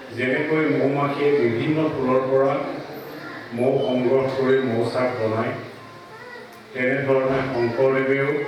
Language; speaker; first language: Assamese; non-native, local second language; Mising